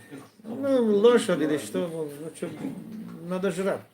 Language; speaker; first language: Russian; non-native, learner; Tajik